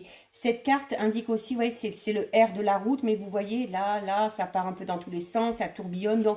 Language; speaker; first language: French; native; French